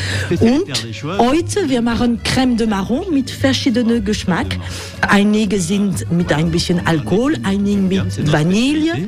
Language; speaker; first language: German; non-native, learner; French